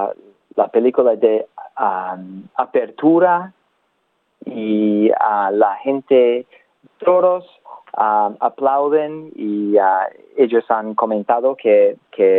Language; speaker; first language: Spanish; non-native, learner; English